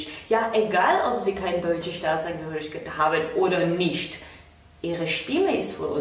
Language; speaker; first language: German; non-native, fluent; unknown